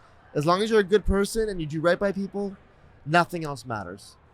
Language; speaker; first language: English; native; English